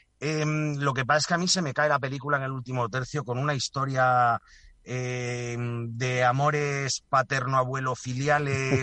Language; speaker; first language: Spanish; native; Spanish